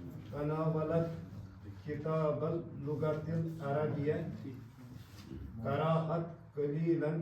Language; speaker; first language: Arabic; non-native, learner; Kashmiri